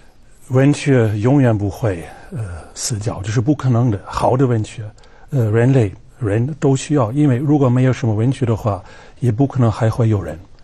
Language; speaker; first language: Chinese; non-native, fluent; German